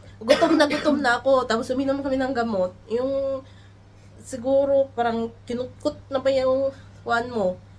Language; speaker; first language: Filipino; non-native, local second language; Cebuano